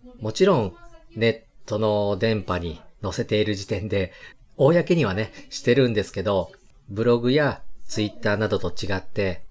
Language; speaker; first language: Japanese; native; Japanese